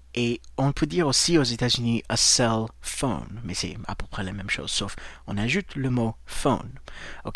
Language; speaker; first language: French; non-native, fluent; English